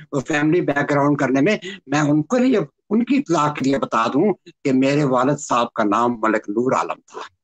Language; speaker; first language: Urdu; native; Urdu